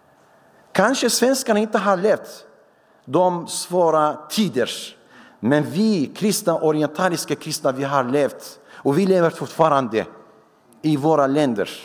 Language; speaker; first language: Swedish; non-native, fluent; Syriac